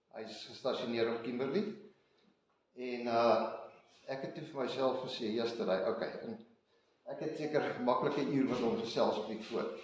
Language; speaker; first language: Afrikaans; native; Afrikaans